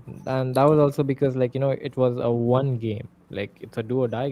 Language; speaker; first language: English; non-native, fluent; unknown